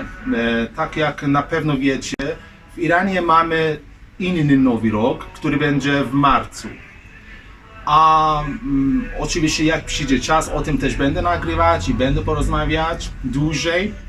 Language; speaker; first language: Polish; non-native, learner; Persian